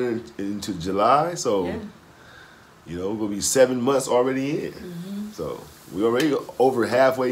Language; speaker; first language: English; native; English